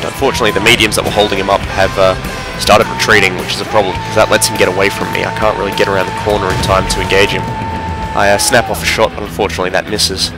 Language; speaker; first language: English; native; English